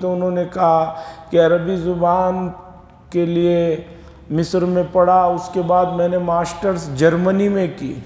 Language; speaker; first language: Urdu; native; Urdu